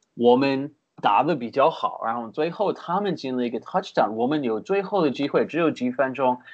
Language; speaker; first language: Chinese; early bilingual, heritage; Chinese